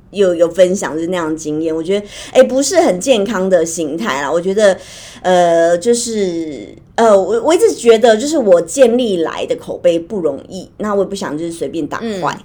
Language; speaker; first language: Chinese; native; Chinese